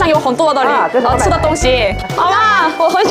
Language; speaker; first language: Chinese; non-native, learner; Korean